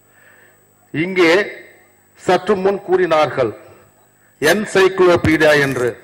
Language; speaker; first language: Tamil; native; Tamil